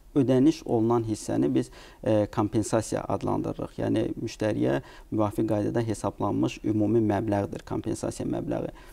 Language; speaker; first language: Azerbaijani; native; Azerbaijani